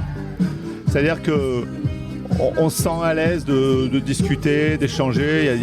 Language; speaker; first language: French; native; French